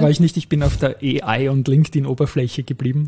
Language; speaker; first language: German; native; German